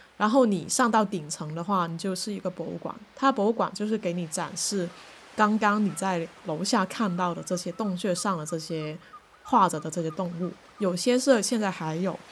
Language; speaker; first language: Chinese; non-native, local second language; Cantonese